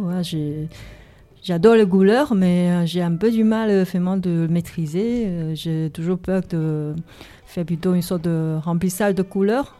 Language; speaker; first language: French; non-native, fluent; Chinese